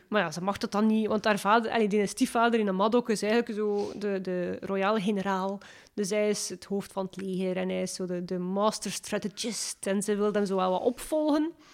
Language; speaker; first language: Dutch; native; Dutch